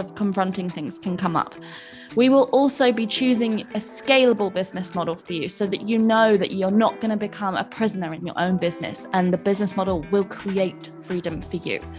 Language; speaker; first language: English; native; English